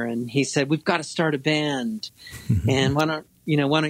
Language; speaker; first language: English; native; English